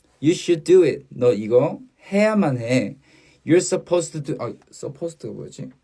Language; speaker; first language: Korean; native; Korean